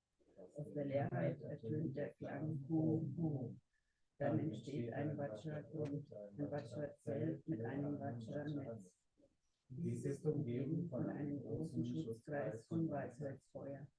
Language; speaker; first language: German; native; German